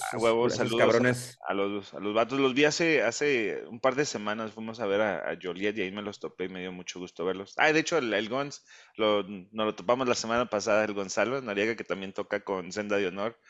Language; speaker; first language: Spanish; early bilingual, heritage; Spanish